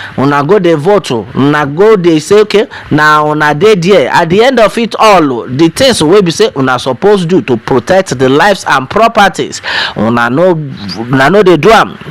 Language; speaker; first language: Nigerian Pidgin; non-native, local second language; Yoruba